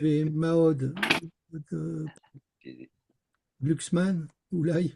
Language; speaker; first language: Hebrew; non-native, learner; French